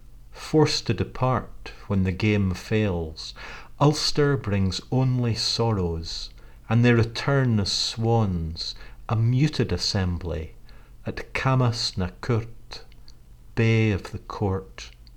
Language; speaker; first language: English; native; English